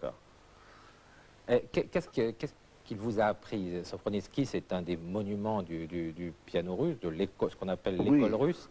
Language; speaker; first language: French; native; French